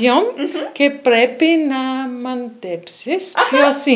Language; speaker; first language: Greek; non-native, learner; German